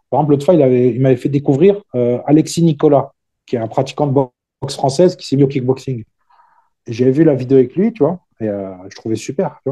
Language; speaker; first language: French; native; French